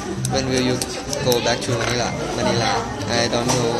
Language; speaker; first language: English; non-native, learner; Thai